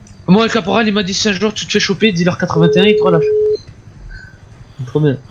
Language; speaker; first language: French; native; French